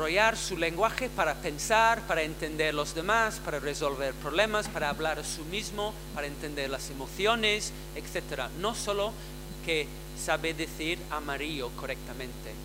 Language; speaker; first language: Spanish; non-native, fluent; English